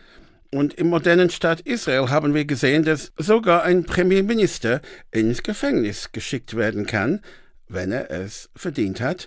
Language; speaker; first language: German; non-native, fluent; English